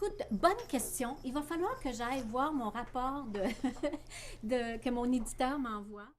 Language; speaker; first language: French; native; French